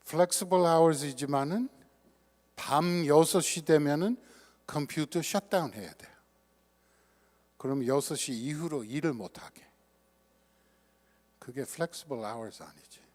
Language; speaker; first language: Korean; non-native, fluent; English